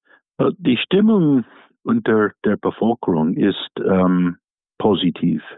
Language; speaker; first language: German; non-native, fluent; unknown